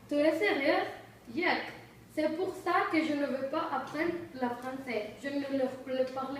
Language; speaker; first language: French; non-native, learner; Spanish